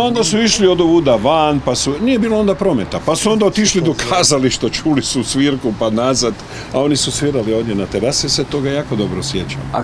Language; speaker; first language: Serbian; native; Serbian